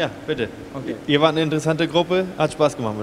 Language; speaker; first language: German; native; German